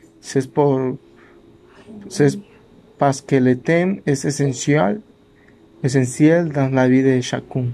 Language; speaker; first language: French; non-native, learner; Spanish